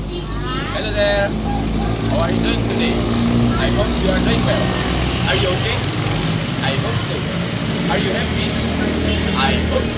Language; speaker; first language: English; non-native, fluent; Indonesian